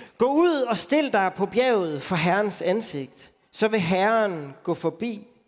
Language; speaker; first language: Danish; native; Danish